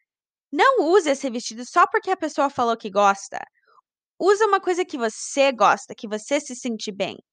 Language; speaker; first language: Portuguese; early bilingual, heritage; Portuguese